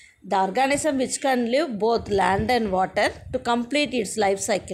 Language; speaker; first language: English; non-native, local second language; Tamil